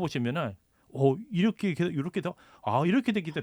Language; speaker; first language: Korean; native; Korean